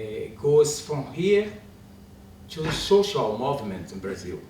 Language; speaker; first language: English; non-native, learner; Portuguese